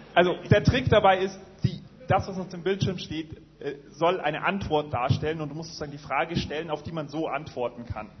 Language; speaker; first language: German; native; German